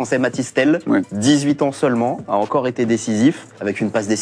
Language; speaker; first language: French; native; French